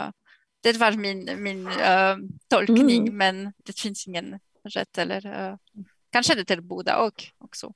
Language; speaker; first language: Swedish; non-native, fluent; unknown